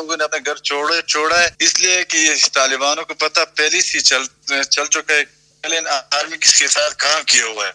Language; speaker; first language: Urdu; non-native, fluent; Pashto